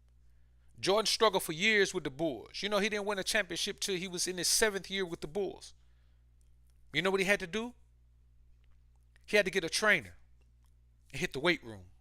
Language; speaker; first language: English; native; English